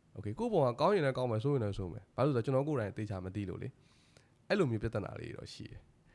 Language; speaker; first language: Burmese; native; Burmese